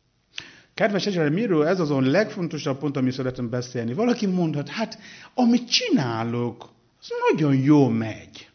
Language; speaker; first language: Hungarian; non-native, learner; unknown